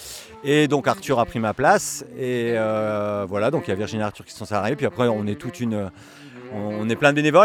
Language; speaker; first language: French; native; French